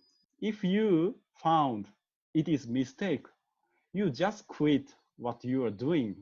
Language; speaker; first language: English; non-native, learner; Japanese